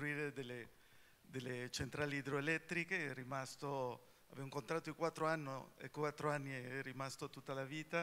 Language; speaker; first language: Italian; non-native, fluent; Spanish